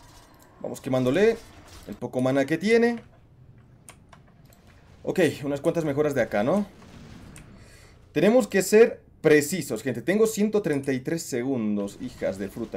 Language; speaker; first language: Spanish; native; Spanish